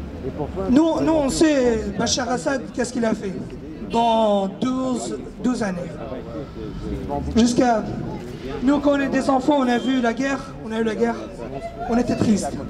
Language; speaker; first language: French; non-native, learner; Arabic